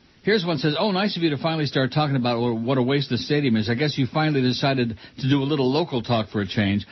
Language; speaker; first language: English; native; English